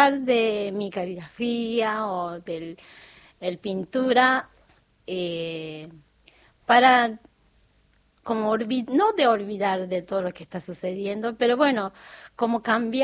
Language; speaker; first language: Spanish; non-native, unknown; Japanese